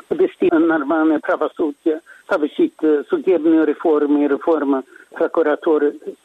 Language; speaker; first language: Russian; non-native, fluent; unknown